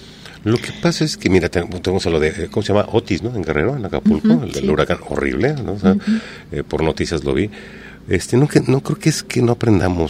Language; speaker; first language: Spanish; native; Spanish